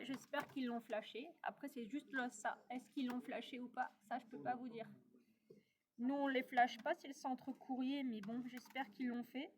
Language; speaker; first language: French; native; French